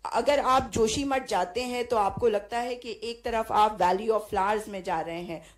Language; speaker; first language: Hindi; native; Hindi